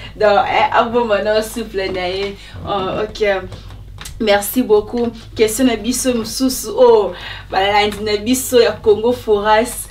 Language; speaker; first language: Lingala; native; Lingala